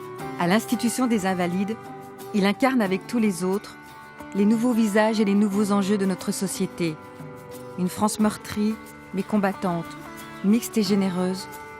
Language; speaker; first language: French; native; French